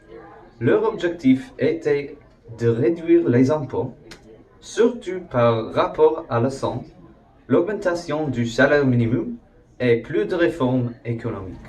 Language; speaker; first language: French; non-native, learner; English